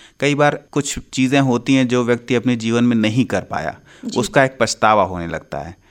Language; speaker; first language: Hindi; native; Hindi